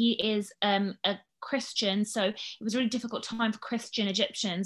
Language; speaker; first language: English; native; English